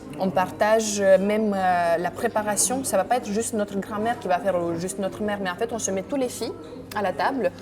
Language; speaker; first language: French; non-native, fluent; Romanian